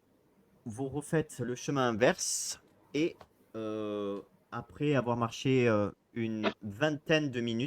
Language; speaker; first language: French; native; French